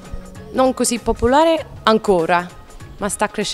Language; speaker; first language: Italian; non-native, learner; English